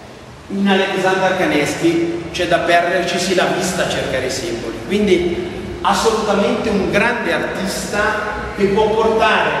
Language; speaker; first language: Italian; native; Italian